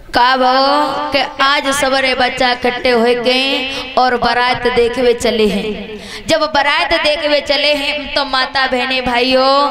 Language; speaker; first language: Hindi; native; Hindi